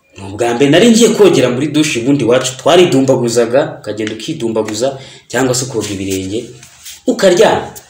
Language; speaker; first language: Kinyarwanda; early bilingual, heritage; Kinyarwanda